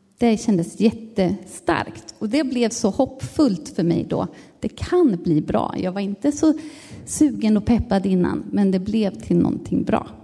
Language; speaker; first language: Swedish; native; Swedish